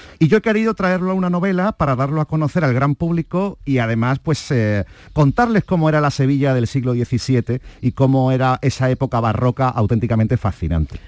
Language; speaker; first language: Spanish; native; Spanish